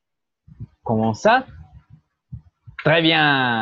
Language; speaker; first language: French; non-native, learner; Portuguese